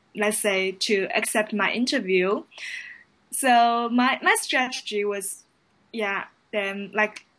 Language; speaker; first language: English; non-native, fluent; Chinese